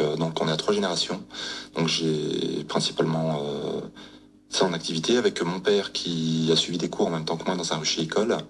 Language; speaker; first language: French; native; French